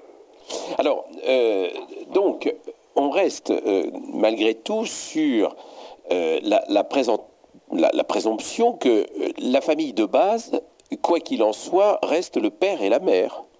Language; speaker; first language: French; native; French